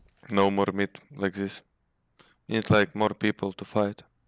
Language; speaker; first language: English; non-native, fluent; Russian